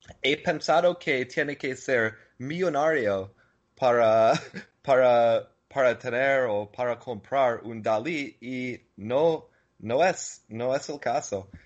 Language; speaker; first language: Spanish; non-native, learner; English